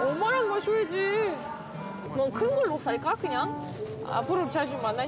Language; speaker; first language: Korean; non-native, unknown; Russian